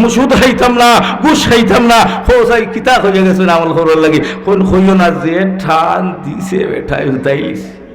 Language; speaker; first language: Bangla; non-native, local second language; Sylheti